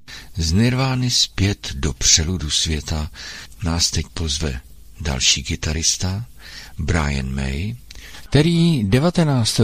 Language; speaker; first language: Czech; native; Czech